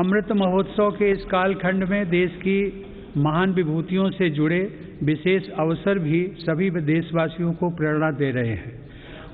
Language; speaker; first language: Hindi; native; Hindi